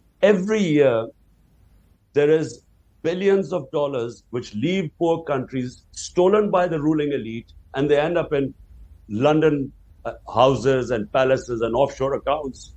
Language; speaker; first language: English; non-native, local second language; Urdu